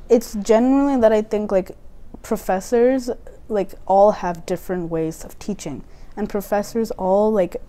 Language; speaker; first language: English; native; English